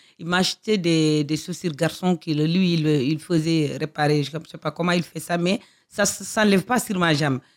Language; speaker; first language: French; non-native, local second language; Fula